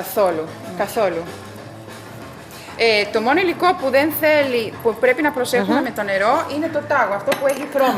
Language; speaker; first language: Greek; non-native, fluent; Spanish